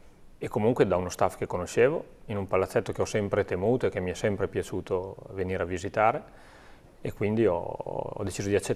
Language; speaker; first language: Italian; native; Italian